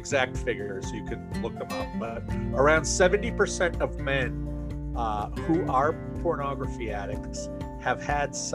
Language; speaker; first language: English; native; English